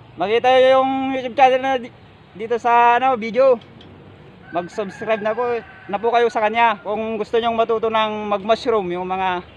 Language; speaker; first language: Filipino; non-native, local second language; Iloko